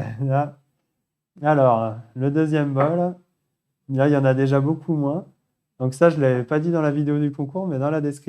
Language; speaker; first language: French; native; French